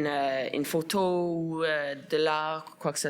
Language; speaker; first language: French; non-native, local second language; English